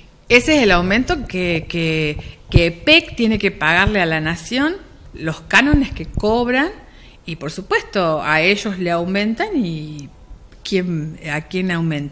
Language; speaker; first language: Spanish; native; Spanish